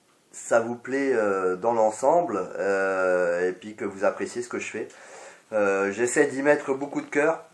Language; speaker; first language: French; native; French